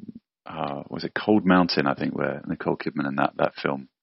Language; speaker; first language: English; native; English